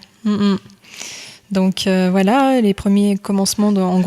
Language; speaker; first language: French; native; French